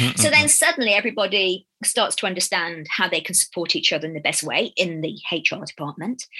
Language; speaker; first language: English; native; English